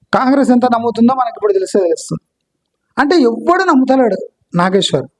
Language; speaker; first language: Telugu; non-native, local second language; Kannada